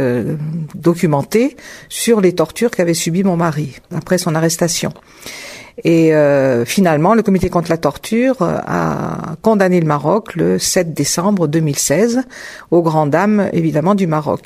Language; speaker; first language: French; native; French